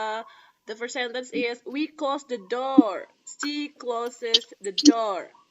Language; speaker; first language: English; non-native, learner; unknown